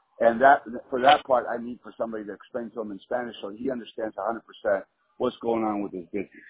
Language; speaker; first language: English; early bilingual, other home language; Spanish